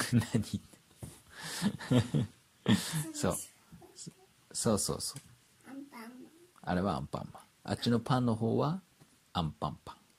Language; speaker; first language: Japanese; native; Japanese